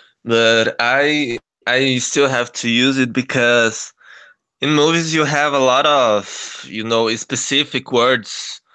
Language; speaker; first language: English; non-native, learner; Portuguese